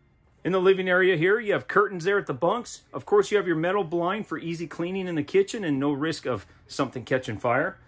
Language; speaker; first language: English; native; English